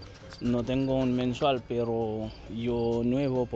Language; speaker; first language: Spanish; non-native, learner; Haitian Creole